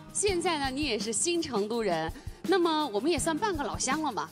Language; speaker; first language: Chinese; native; Chinese